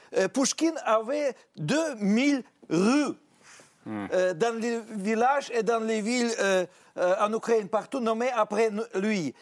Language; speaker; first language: French; non-native, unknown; Russian